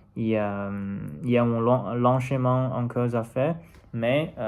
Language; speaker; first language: French; non-native, learner; Chinese